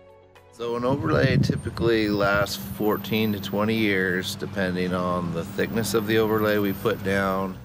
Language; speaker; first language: English; native; English